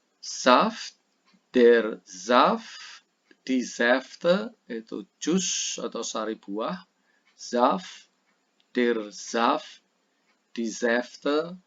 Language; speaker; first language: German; non-native, fluent; Indonesian